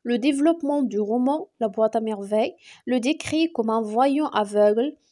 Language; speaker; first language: French; non-native, local second language; Arabic